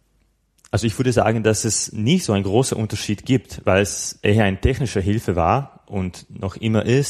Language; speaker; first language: German; non-native, fluent; Slovak